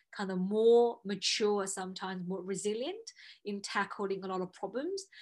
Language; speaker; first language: English; non-native, fluent; Chinese